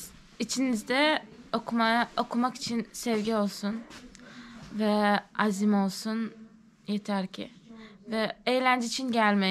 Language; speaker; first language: Turkish; non-native, fluent; Turkmen